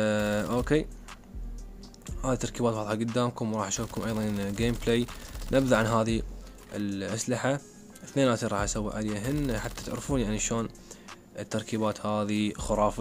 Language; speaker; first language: Arabic; native; Arabic